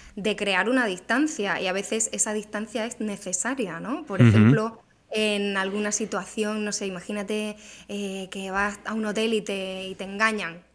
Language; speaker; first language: Spanish; native; Spanish